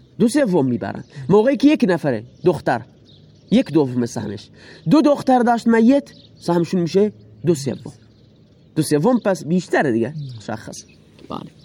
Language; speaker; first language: Persian; non-native, local second language; Baluchi